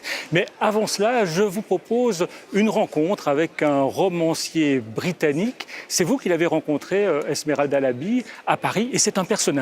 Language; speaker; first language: French; native; French